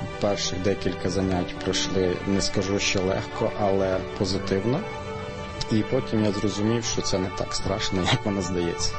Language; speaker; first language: Ukrainian; native; Ukrainian